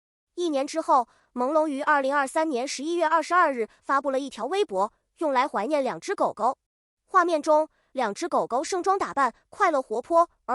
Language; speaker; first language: Chinese; native; Chinese